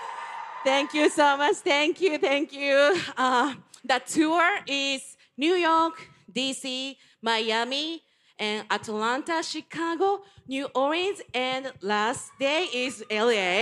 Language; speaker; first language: English; non-native, learner; Japanese